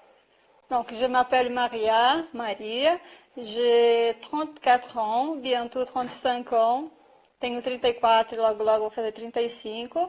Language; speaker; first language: French; non-native, fluent; Portuguese